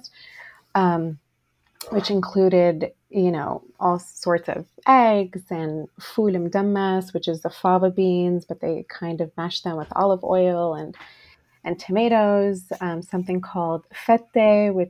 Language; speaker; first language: English; native; English